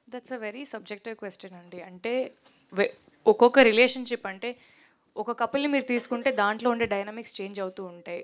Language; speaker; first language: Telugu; native; Telugu